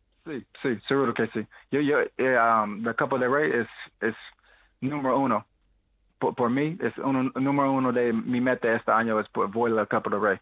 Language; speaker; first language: Spanish; non-native, learner; English